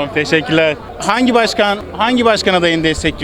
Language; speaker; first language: Turkish; native; Turkish